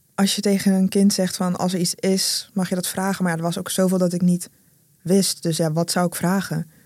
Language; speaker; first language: Dutch; native; Dutch